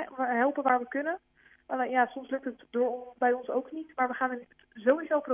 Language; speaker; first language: Dutch; native; Dutch